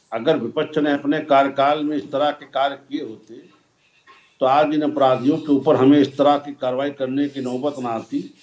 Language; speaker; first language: Hindi; native; Hindi